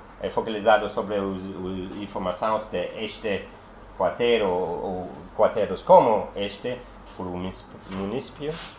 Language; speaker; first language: Portuguese; non-native, learner; English